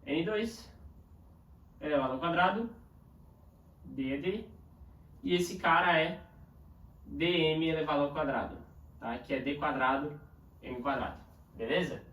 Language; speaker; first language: Portuguese; native; Portuguese